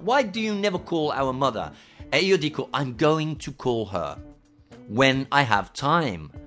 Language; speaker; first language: English; native; English